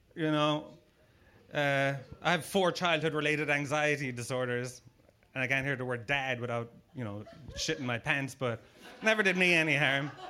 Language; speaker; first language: English; native; English